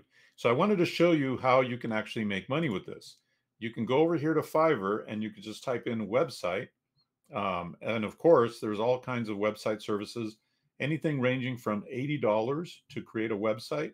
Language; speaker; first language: English; native; English